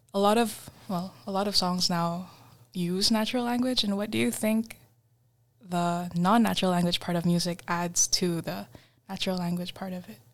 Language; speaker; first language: English; non-native, fluent; Indonesian